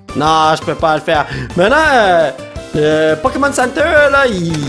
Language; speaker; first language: French; native; French